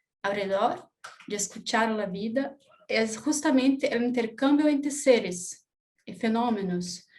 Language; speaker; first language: Spanish; non-native, learner; Portuguese